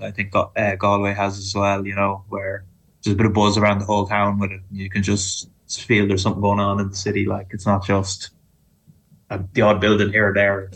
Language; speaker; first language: English; native; English